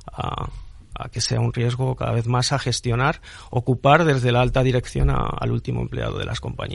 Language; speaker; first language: Spanish; native; Spanish